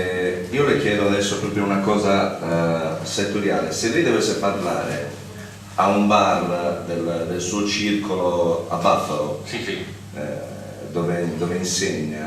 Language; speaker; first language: Italian; native; Italian